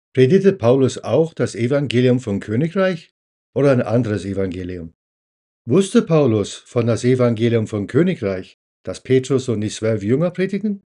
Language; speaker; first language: German; non-native, fluent; English